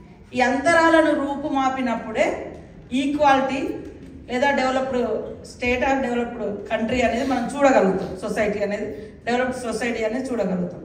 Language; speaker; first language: Telugu; native; Telugu